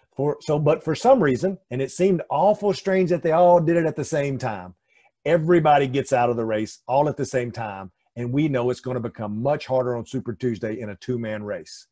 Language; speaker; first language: English; native; English